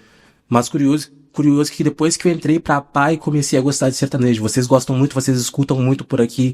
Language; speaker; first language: Portuguese; native; Portuguese